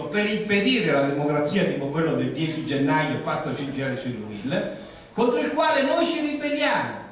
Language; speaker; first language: Italian; native; Italian